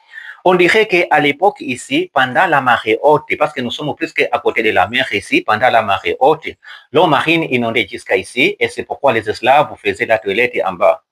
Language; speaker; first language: French; non-native, learner; Swahili